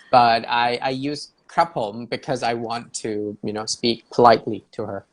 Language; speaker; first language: English; non-native, fluent; Thai